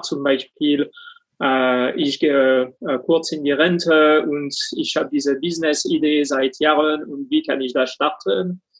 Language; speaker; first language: German; non-native, fluent; French